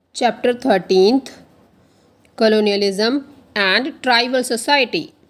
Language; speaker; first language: English; non-native, local second language; Punjabi